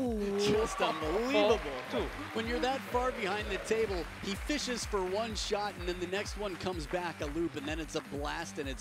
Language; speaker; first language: English; native; English